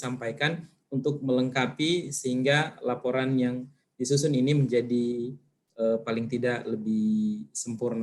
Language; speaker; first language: Indonesian; native; Indonesian